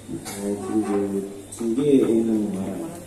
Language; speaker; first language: Korean; non-native, learner; Indonesian